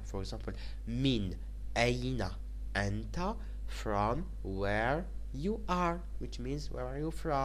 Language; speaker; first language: English; non-native, fluent; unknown